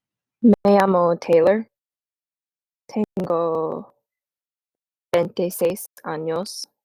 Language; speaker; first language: Spanish; non-native, learner; English